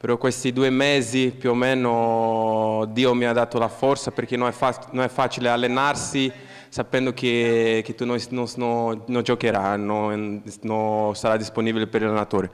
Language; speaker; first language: Italian; non-native, fluent; Portuguese